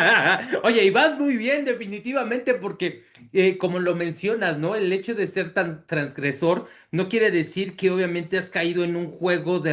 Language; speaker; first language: Spanish; native; Spanish